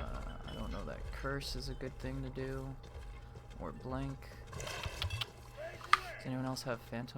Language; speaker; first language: English; native; English